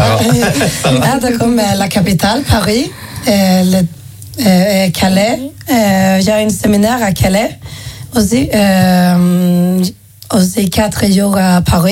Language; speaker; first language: French; non-native, learner; Swedish